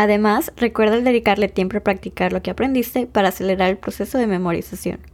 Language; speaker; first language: Spanish; native; Spanish